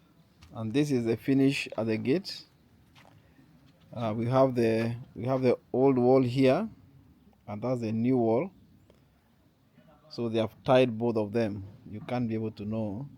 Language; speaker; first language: English; non-native, local second language; Swahili